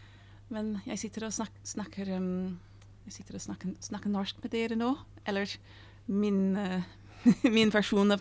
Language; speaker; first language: Norwegian; non-native, fluent; English